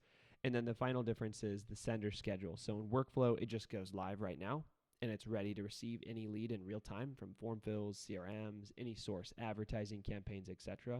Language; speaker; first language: English; native; English